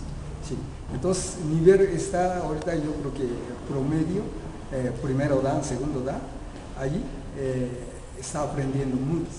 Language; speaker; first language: Spanish; non-native, learner; Japanese